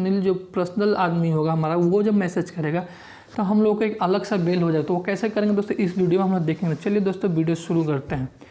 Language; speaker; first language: Hindi; native; Hindi